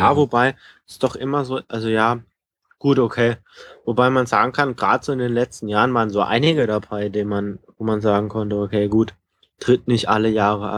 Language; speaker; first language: German; native; German